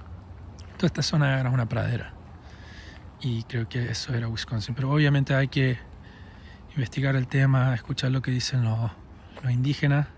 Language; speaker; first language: Spanish; early bilingual, heritage; English